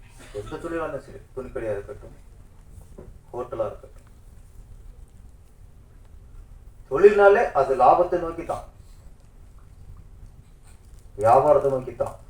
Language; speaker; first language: Tamil; native; Tamil